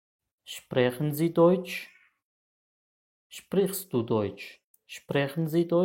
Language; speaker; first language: German; non-native, fluent; Turkmen